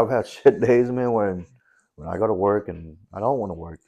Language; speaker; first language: English; native; English